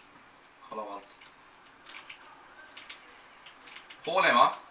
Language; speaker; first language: Swedish; native; Swedish